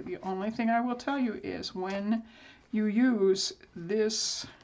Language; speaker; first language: English; native; English